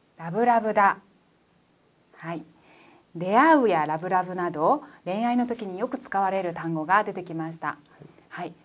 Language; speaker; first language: Japanese; native; Japanese